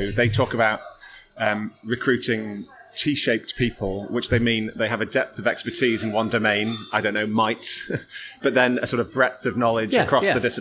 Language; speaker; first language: English; native; English